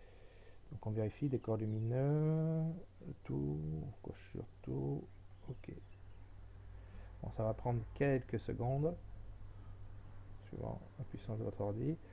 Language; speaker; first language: French; native; French